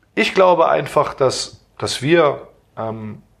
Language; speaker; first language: German; native; German